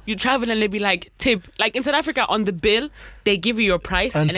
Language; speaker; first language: English; native; English